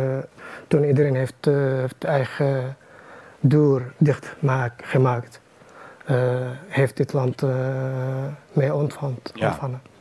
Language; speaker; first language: Dutch; non-native, learner; Arabic